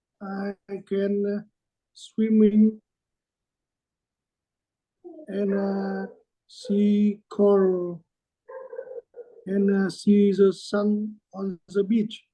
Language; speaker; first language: English; non-native, learner; Vietnamese